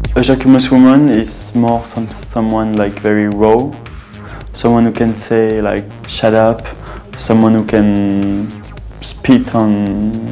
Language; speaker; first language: English; non-native, fluent; French